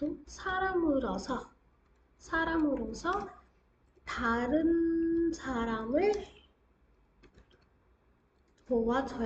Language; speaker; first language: Korean; non-native, fluent; Hindi